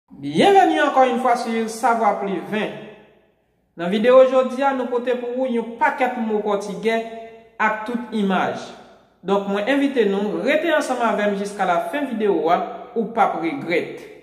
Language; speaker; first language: French; non-native, local second language; Haitian Creole